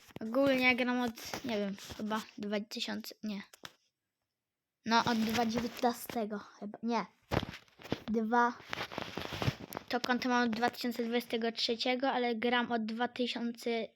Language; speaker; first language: Polish; native; Polish